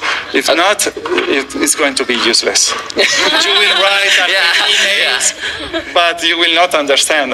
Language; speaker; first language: English; non-native, fluent; Spanish